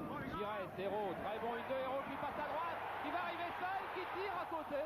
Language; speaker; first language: French; native; French